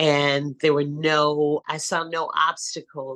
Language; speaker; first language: English; native; English